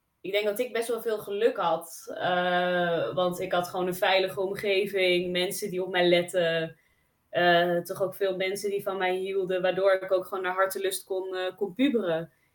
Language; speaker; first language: Dutch; native; Dutch